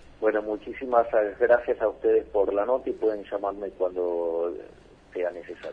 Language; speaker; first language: Spanish; native; Spanish